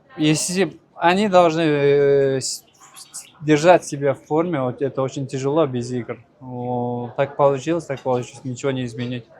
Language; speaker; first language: Russian; non-native, local second language; Uzbek